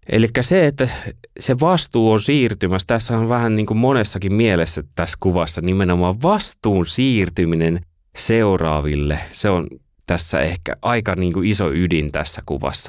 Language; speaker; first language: Finnish; native; Finnish